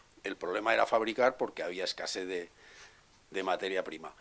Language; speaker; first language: Spanish; native; Spanish